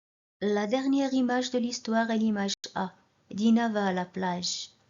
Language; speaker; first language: French; non-native, local second language; Arabic